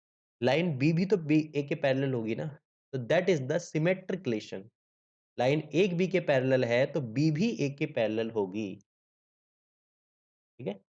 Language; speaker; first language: Hindi; native; Hindi